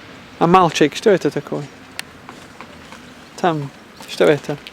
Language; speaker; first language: Russian; non-native, learner; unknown